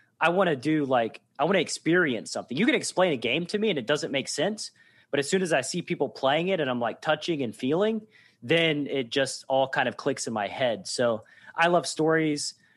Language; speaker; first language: English; native; English